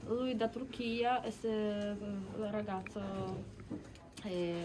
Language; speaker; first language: Italian; non-native, fluent; Ukrainian